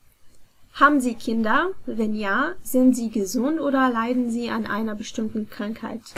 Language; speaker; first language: German; non-native, fluent; Arabic